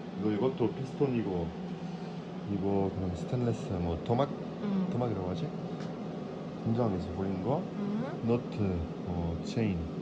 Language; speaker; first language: Korean; non-native, learner; French